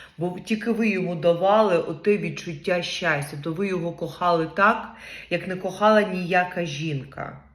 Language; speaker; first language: Ukrainian; non-native, local second language; Russian